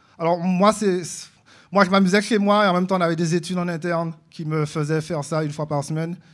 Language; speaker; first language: French; native; French